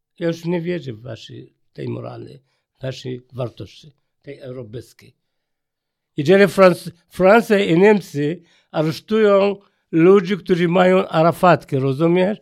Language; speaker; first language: Polish; non-native, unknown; Arabic